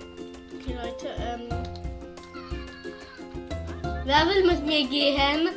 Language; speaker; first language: German; early bilingual, other home language; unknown